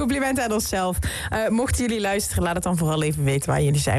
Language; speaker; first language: Dutch; native; Dutch